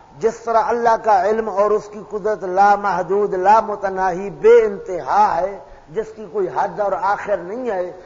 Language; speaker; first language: Urdu; non-native, local second language; Pashto